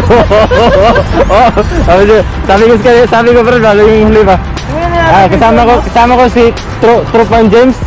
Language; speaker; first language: Filipino; non-native, local second language; Cebuano